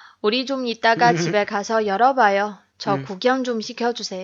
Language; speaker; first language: Korean; non-native, fluent; Chinese